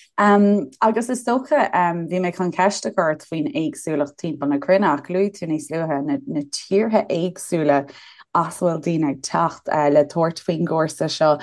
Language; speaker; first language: Irish; native; Irish